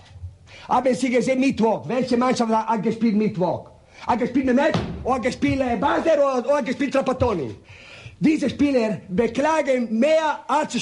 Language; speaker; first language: German; non-native, learner; Italian